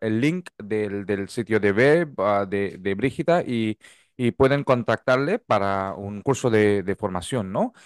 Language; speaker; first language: Spanish; non-native, fluent; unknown